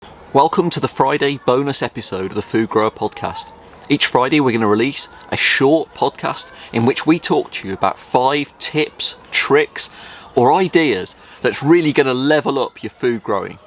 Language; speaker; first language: English; native; English